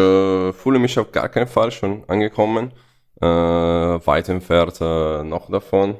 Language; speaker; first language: German; non-native, fluent; Italian